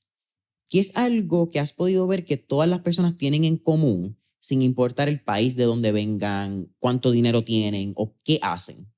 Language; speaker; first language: Spanish; native; Spanish